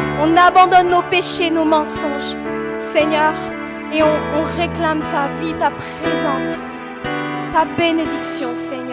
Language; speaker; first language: French; native; French